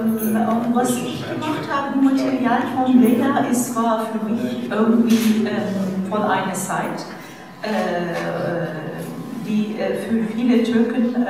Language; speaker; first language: German; non-native, fluent; Turkish